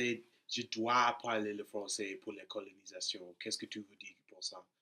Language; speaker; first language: French; non-native, learner; English